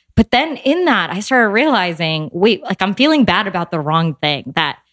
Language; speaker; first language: English; native; English